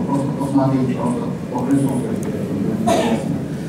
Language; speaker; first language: Russian; native; Russian